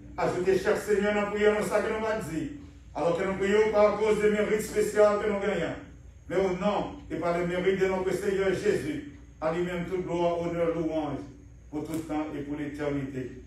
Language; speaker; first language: French; native; French